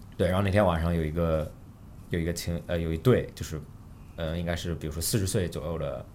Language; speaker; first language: Chinese; early bilingual, heritage; Chinese